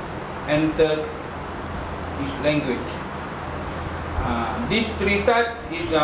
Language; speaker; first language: English; non-native, learner; Malay